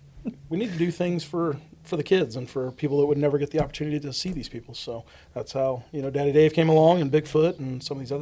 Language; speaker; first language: English; native; English